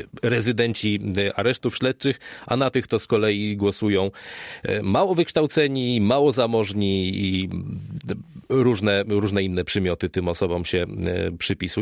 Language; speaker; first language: Polish; native; Polish